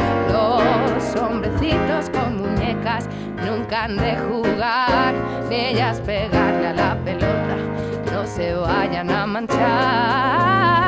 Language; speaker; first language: Spanish; native; Spanish